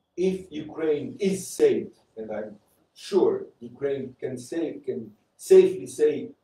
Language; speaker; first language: English; non-native, fluent; Romanian